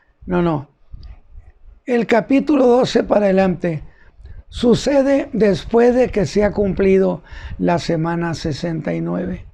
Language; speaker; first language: Spanish; native; Spanish